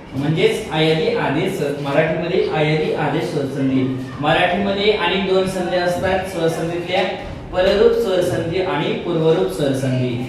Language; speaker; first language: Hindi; non-native, local second language; Marathi